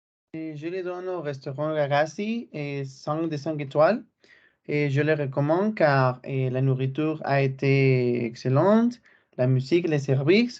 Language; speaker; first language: French; non-native, learner; Spanish